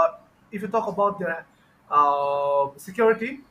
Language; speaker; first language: English; non-native, fluent; Bangla